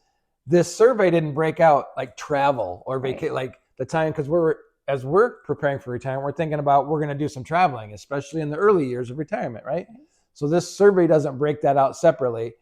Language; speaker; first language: English; native; English